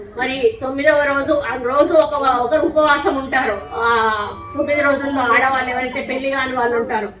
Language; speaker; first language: Telugu; native; Telugu